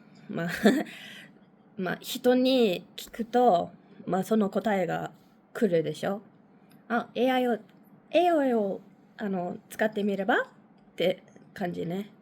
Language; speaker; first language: Japanese; non-native, learner; English